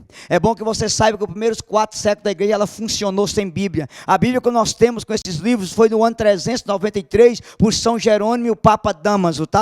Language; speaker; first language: Portuguese; native; Portuguese